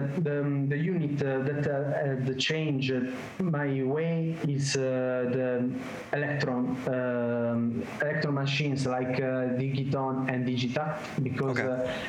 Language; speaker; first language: English; non-native, learner; Italian